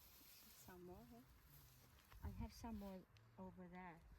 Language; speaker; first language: English; non-native, learner; Swedish